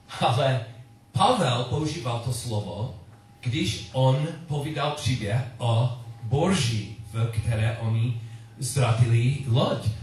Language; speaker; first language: Czech; non-native, learner; English